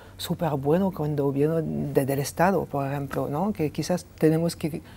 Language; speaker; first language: Spanish; non-native, fluent; French